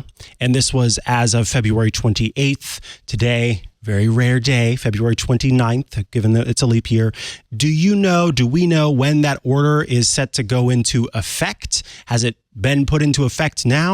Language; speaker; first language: English; native; English